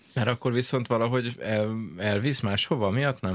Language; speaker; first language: Hungarian; native; Hungarian